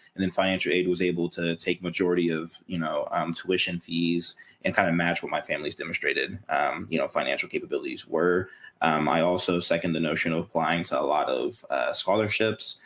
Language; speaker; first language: English; native; English